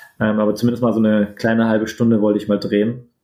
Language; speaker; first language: German; native; German